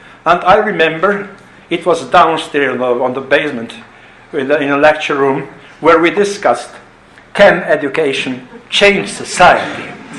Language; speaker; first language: English; non-native, fluent; Slovenian